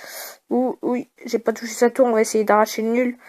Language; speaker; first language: French; native; French